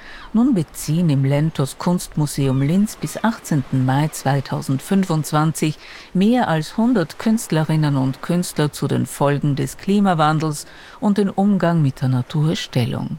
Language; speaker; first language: German; native; German